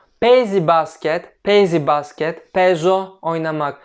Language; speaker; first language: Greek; non-native, learner; Turkish